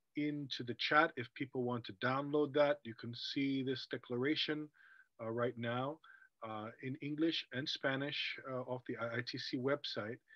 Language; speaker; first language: English; native; English